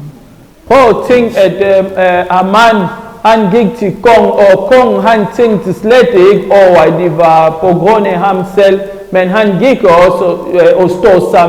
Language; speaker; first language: Danish; non-native, fluent; French